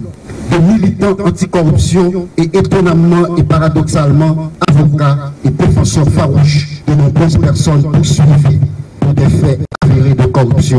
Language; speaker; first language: French; non-native, local second language; Haitian Creole